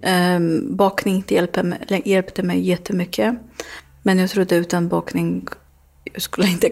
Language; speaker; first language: Swedish; non-native, learner; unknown